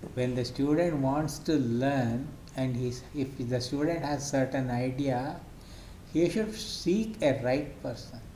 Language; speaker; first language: English; non-native, local second language; Kannada